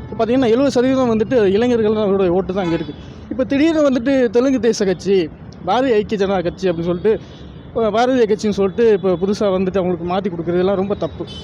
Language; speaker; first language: Tamil; native; Tamil